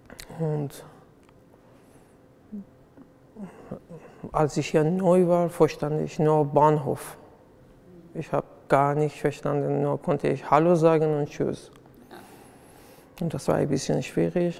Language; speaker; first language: German; non-native, fluent; Persian